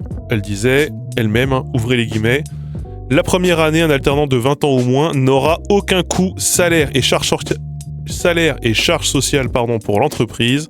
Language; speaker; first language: French; native; French